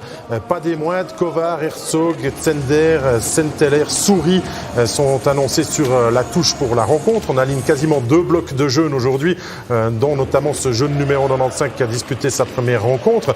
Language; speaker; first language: French; native; French